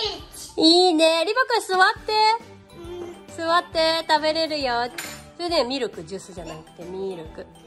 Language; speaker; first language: Japanese; native; Japanese